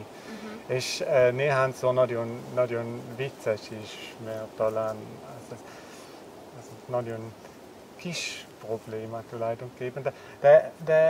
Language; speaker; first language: Hungarian; non-native, learner; German